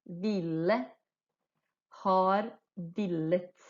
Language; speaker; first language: Norwegian; non-native, fluent; Portuguese